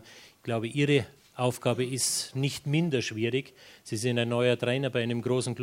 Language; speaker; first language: German; native; German